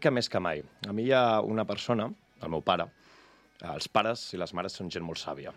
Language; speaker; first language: Catalan; native; Catalan